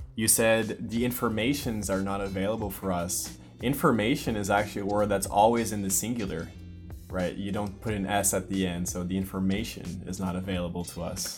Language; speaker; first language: English; native; English